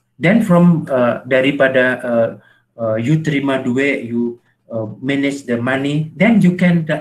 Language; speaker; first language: English; non-native, learner; Indonesian